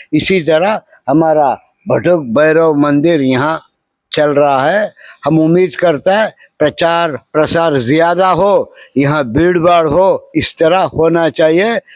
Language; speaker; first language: Hindi; non-native, local second language; Kannada